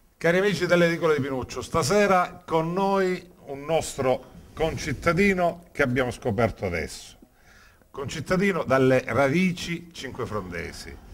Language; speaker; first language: Italian; native; Italian